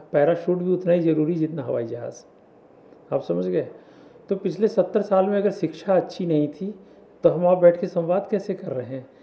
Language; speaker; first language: Hindi; native; Hindi